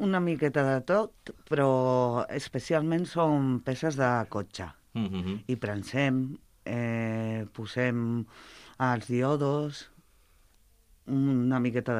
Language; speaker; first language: Catalan; non-native, local second language; Spanish